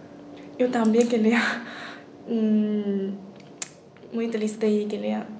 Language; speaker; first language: Spanish; non-native, learner; Chinese